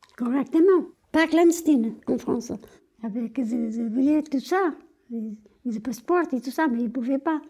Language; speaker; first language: French; non-native, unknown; Portuguese